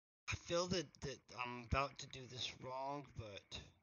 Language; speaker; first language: English; native; English